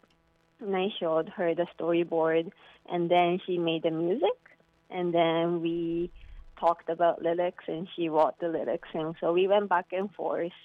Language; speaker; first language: English; non-native, fluent; Japanese